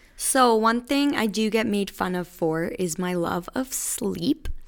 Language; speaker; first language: English; native; English